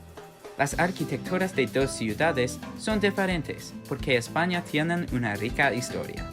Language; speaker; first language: Spanish; non-native, learner; English